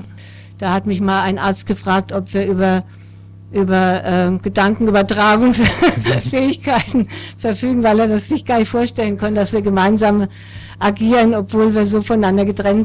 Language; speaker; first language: German; native; German